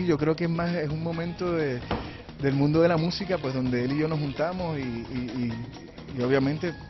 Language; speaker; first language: Spanish; native; Spanish